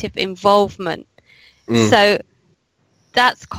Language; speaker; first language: English; native; English